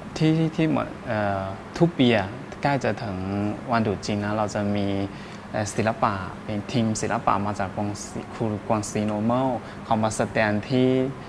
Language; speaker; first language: Thai; non-native, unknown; Chinese